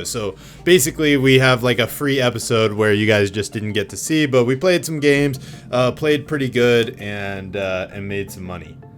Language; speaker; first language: English; native; English